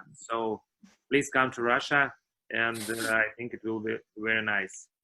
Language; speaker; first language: English; non-native, learner; Russian